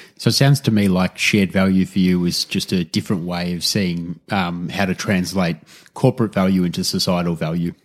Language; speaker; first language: English; native; English